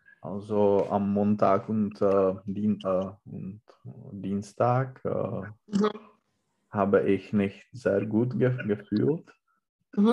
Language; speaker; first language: German; non-native, learner; Czech